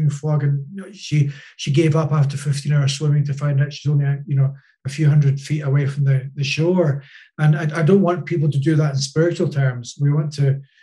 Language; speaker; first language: English; native; English